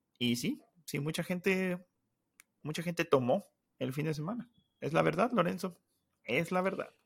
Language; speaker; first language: Spanish; native; Spanish